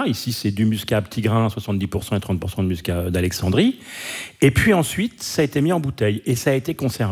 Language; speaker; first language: French; native; French